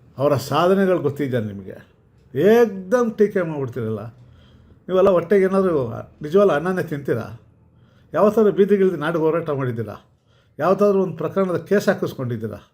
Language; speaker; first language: Kannada; native; Kannada